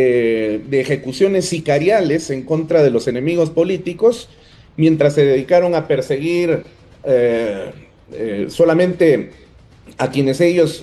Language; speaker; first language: Spanish; native; Spanish